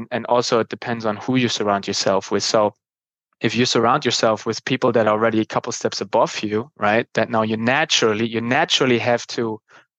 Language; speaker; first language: English; non-native, fluent; German